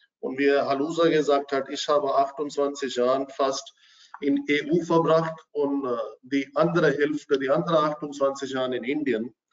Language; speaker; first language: German; non-native, fluent; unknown